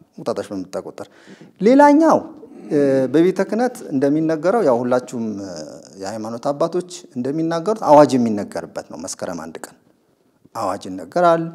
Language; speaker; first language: Amharic; non-native, local second language; Sebat Bet Gurage